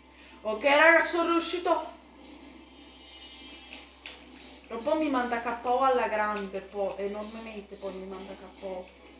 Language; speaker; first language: Italian; native; Italian